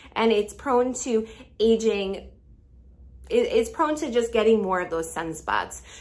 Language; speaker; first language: English; native; English